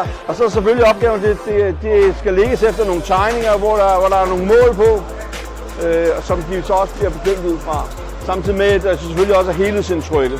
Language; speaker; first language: Danish; native; Danish